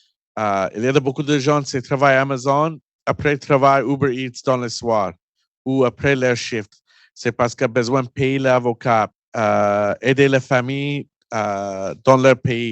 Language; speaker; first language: French; non-native, learner; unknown